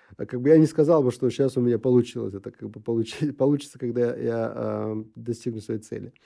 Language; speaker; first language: Russian; non-native, local second language; Uzbek